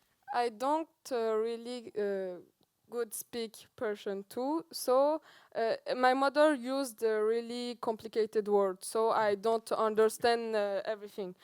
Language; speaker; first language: English; non-native, learner; Persian